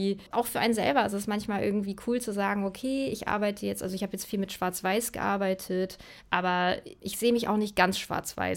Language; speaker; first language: German; native; German